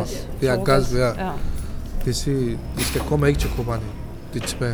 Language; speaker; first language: Danish; non-native, learner; Kurdish